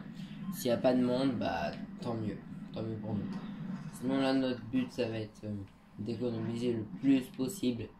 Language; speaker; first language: French; native; French